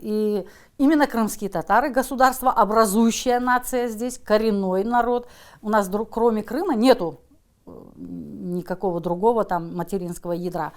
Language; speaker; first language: Russian; non-native, local second language; Crimean Tatar